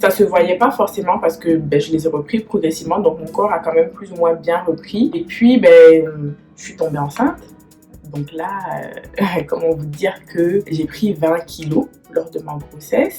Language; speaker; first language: French; native; French